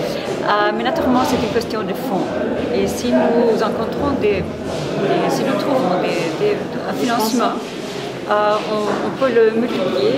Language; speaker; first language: French; non-native, fluent; Spanish